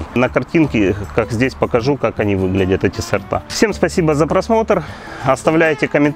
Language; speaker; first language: Russian; native; Russian